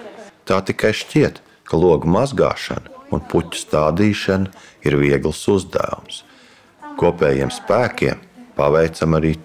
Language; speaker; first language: Latvian; native; Latvian